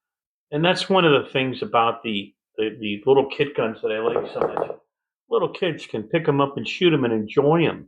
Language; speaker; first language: English; native; English